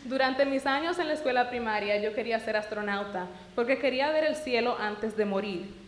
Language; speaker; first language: Spanish; early bilingual, other home language; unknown